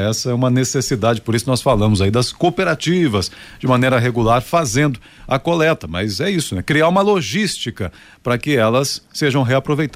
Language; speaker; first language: Portuguese; native; Portuguese